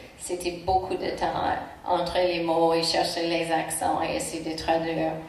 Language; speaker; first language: French; non-native, local second language; English